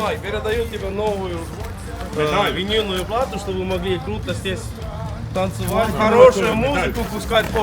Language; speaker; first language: Russian; non-native, fluent; Estonian